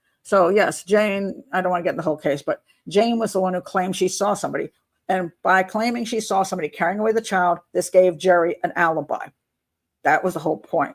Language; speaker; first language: English; native; English